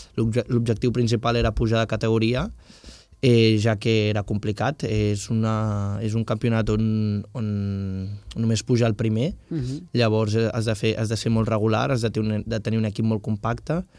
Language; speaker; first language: Catalan; non-native, fluent; Portuguese